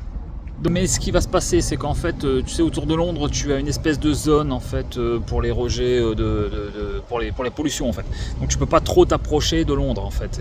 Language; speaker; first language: French; native; French